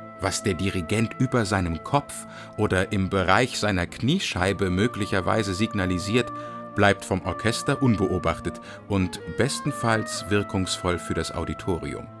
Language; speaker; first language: German; native; German